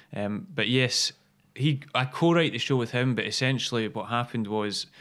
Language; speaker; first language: English; native; English